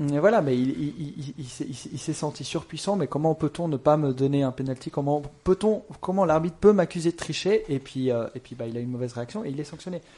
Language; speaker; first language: French; native; French